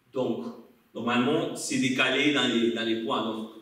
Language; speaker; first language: French; non-native, fluent; Spanish